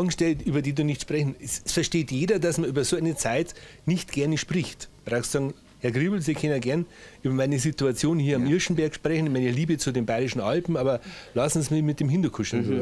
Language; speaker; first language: German; native; German